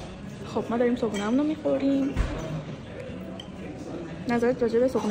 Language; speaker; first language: Persian; native; Persian